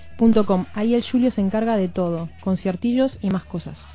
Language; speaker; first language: Spanish; native; Spanish